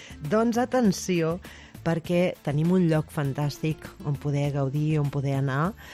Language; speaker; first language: Catalan; native; Catalan